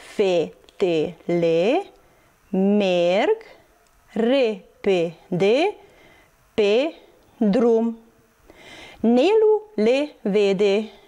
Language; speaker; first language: Romanian; non-native, local second language; Hungarian